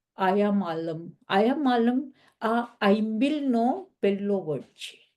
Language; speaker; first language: Gujarati; early bilingual, heritage; Gujarati